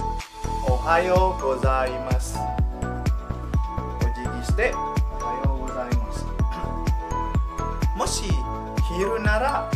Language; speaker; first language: Japanese; non-native, learner; Indonesian